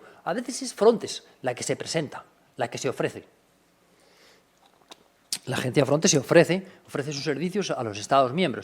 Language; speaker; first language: Spanish; native; Spanish